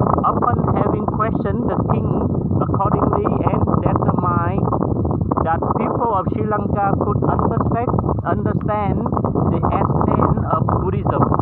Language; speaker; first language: English; non-native, learner; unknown